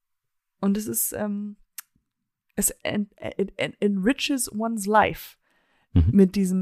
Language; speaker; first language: German; early bilingual, heritage; German